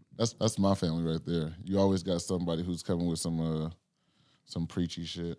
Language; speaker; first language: English; native; English